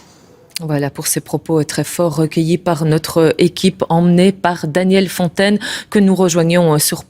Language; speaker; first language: French; native; French